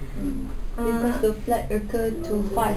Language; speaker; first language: English; non-native, local second language; Malay